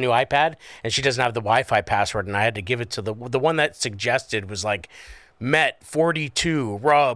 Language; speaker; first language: English; native; English